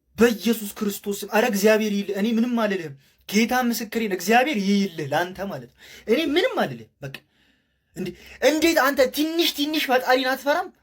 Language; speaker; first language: Amharic; native; Amharic